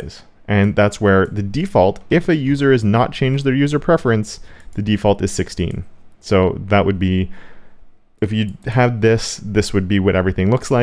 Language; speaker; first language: English; native; English